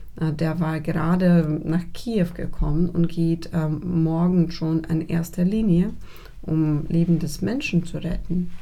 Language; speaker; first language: German; non-native, fluent; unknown